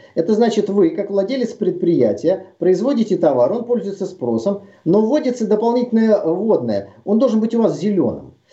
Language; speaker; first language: Russian; native; Russian